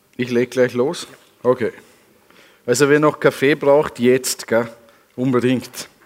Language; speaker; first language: German; native; German